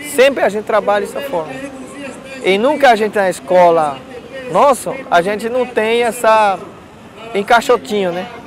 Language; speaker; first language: Portuguese; non-native, local second language; Guarani